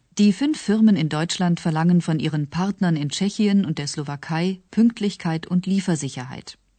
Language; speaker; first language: German; native; German